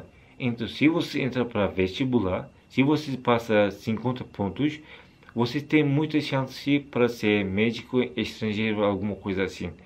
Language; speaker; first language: Portuguese; non-native, learner; Turkish